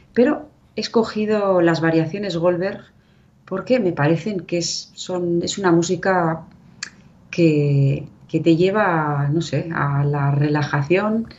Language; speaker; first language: Spanish; native; Spanish